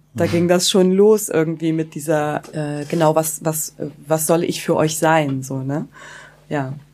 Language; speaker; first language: German; early bilingual, other home language; Kurdish